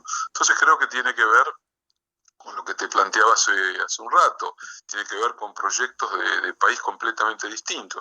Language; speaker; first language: Spanish; native; Spanish